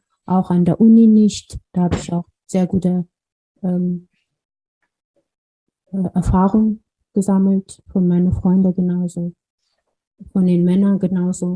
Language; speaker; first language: German; non-native, fluent; Amharic